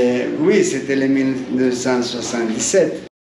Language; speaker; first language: French; non-native, fluent; Italian